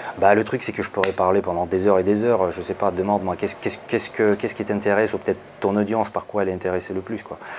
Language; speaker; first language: French; non-native, fluent; Russian